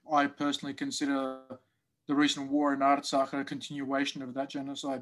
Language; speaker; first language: English; native; English